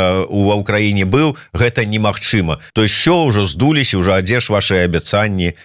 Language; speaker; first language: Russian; non-native, local second language; Belarusian